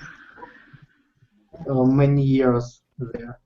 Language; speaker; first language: English; non-native, learner; Russian